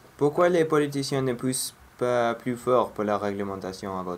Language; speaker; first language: French; non-native, learner; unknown